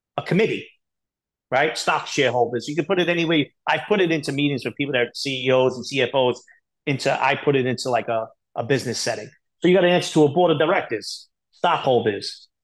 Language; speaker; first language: English; native; English